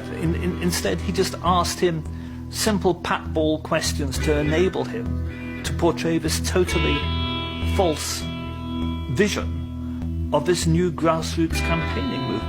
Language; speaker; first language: English; native; English